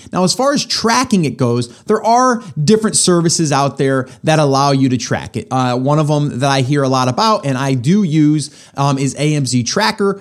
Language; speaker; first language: English; native; English